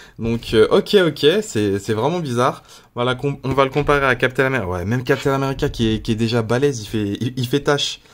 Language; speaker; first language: French; native; French